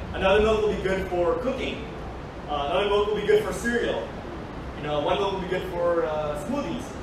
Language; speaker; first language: English; native; English